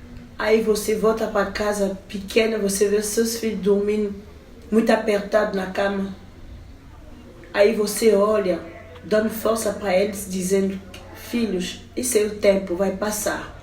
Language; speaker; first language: Portuguese; non-native, fluent; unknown